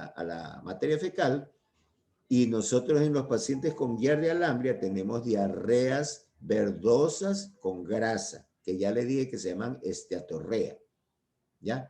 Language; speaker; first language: Spanish; native; Spanish